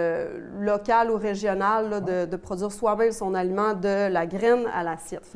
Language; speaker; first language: French; native; French